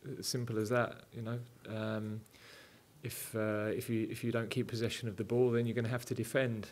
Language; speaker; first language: English; native; English